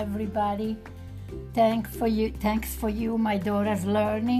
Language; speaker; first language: English; non-native, learner; Italian